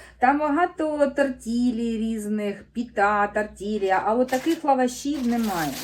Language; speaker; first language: Ukrainian; native; Ukrainian